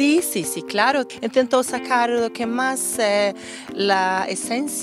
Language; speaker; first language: Spanish; non-native, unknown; Portuguese